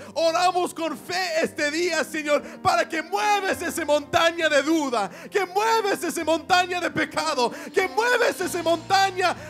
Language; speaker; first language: Spanish; early bilingual, heritage; Spanish